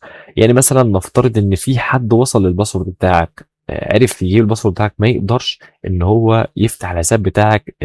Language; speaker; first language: Arabic; native; Arabic